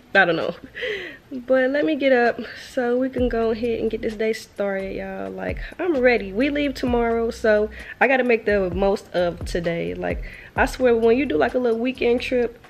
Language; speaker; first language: English; native; English